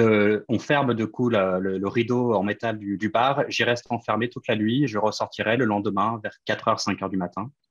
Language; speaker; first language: French; native; French